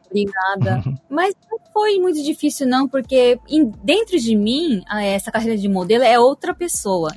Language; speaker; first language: Portuguese; early bilingual, heritage; Portuguese